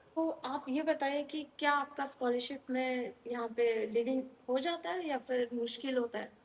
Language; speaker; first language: Hindi; native; Hindi